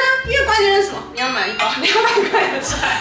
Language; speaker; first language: Chinese; native; Chinese